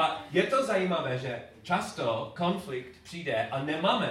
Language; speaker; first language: Czech; non-native, learner; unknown